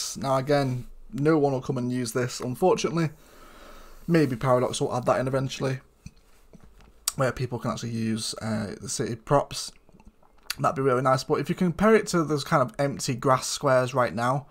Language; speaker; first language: English; native; English